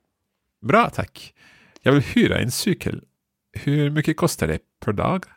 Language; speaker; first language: Swedish; non-native, learner; English